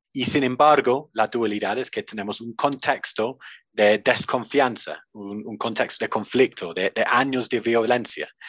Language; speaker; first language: Spanish; non-native, fluent; English